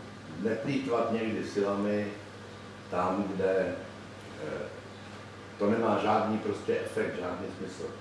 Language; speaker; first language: Czech; native; Czech